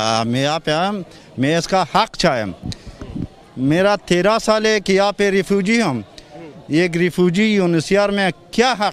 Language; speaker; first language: Hindi; non-native, learner; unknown